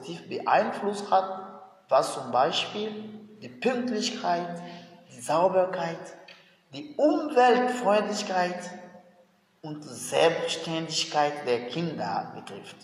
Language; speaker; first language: German; non-native, fluent; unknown